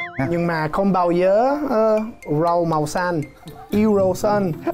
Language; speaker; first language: Vietnamese; non-native, learner; English